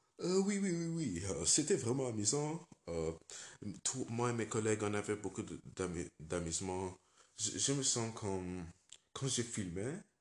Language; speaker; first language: French; non-native, learner; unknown